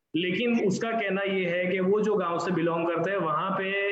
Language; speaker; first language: Hindi; non-native, local second language; Gujarati